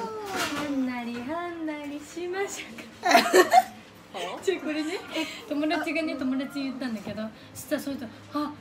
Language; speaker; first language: Japanese; native; Japanese